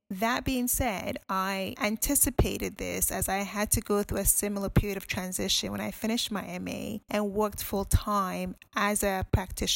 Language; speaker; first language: English; non-native, local second language; Akan